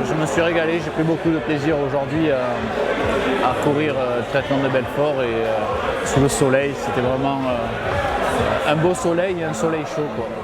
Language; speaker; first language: French; native; French